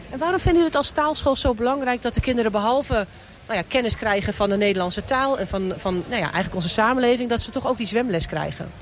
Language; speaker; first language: Dutch; native; Dutch